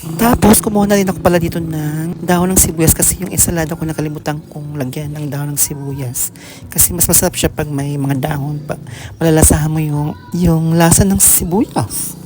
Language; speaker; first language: Filipino; native; Filipino